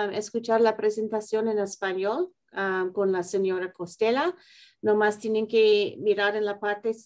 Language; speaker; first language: Spanish; non-native, fluent; English